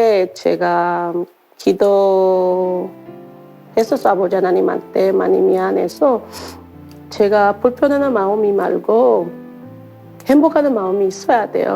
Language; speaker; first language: Korean; non-native, learner; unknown